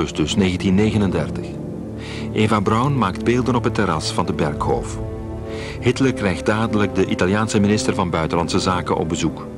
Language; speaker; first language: Dutch; native; Dutch